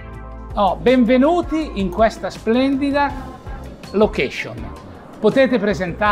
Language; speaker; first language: Italian; native; Italian